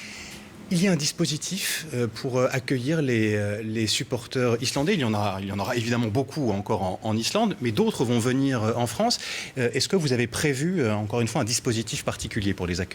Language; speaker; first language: French; native; French